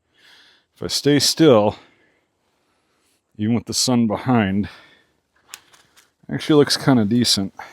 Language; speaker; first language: English; native; English